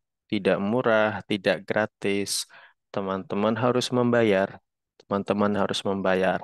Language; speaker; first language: Indonesian; native; Indonesian